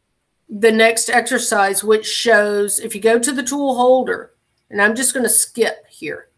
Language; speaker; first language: English; native; English